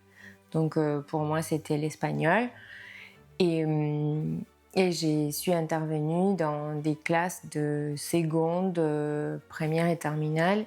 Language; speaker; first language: French; non-native, fluent; Spanish